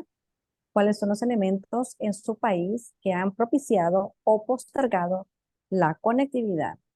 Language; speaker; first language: Spanish; native; Spanish